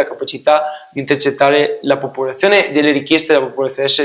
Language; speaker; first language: Italian; native; Italian